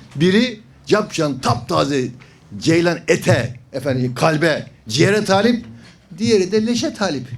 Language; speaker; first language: Turkish; native; Turkish